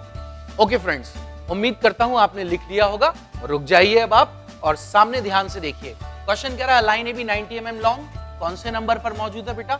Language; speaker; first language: Hindi; native; Hindi